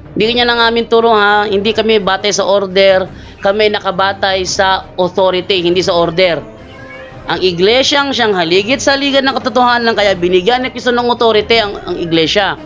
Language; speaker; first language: Filipino; non-native, local second language; Cebuano